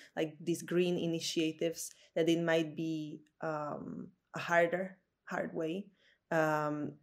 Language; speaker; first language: English; non-native, fluent; Slovak